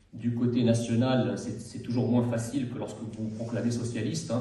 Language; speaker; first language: French; early bilingual, other home language; Arabic